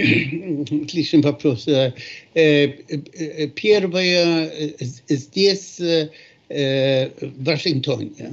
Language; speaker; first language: Russian; non-native, fluent; Swedish